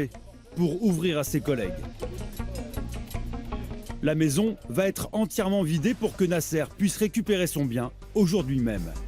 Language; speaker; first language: French; native; French